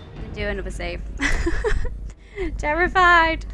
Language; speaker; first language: English; native; English